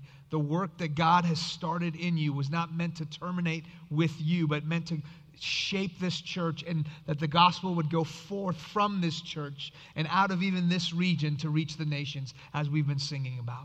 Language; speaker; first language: English; early bilingual, other home language; Persian